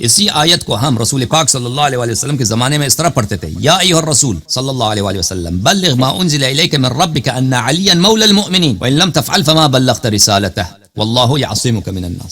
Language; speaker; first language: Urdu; non-native, fluent; Persian